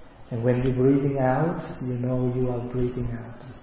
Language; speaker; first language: English; non-native, fluent; Vietnamese